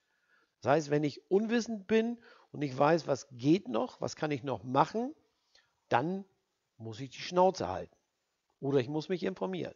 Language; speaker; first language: German; native; German